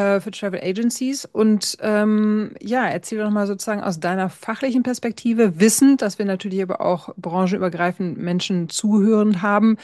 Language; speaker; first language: German; native; German